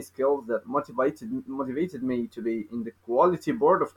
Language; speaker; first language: English; non-native, fluent; Arabic